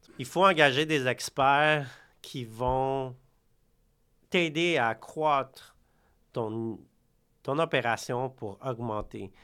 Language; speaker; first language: French; early bilingual, other home language; Khmer